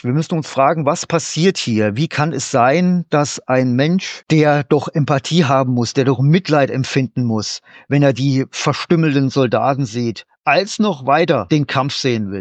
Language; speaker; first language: German; native; German